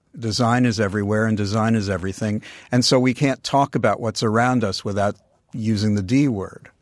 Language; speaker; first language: English; native; English